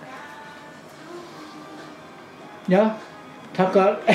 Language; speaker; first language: Swedish; non-native, learner; Kurdish